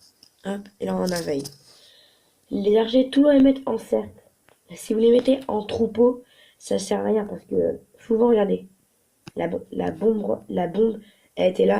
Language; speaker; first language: French; native; French